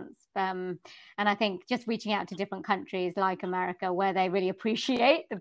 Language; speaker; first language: English; native; English